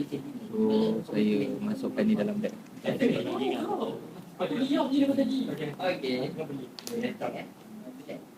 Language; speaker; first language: Malay; native; Malay